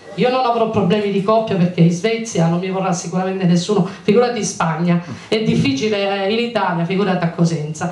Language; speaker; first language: Italian; native; Italian